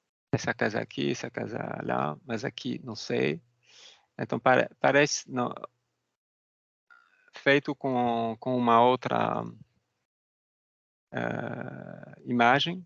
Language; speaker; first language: Portuguese; non-native, fluent; French